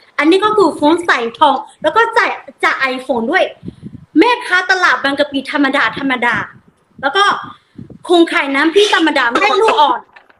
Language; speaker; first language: Thai; non-native, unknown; Burmese